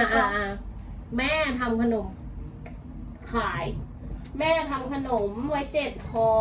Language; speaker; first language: Thai; native; Thai